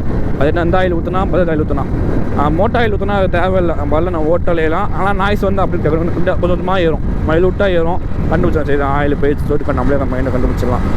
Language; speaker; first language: Tamil; native; Tamil